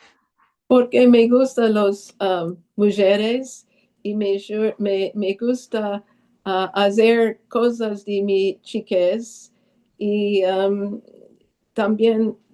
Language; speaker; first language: Spanish; early bilingual, heritage; Spanish